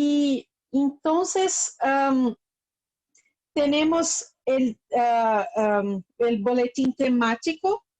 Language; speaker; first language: Spanish; non-native, learner; Portuguese